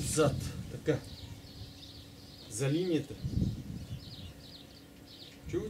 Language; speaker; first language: Bulgarian; non-native, learner; Russian